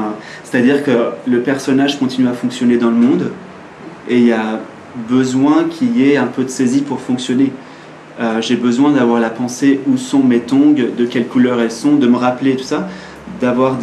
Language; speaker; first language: French; native; French